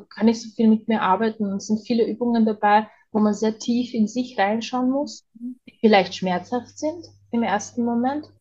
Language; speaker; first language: German; native; German